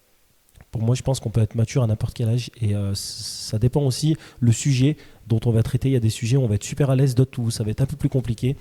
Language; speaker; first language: French; native; French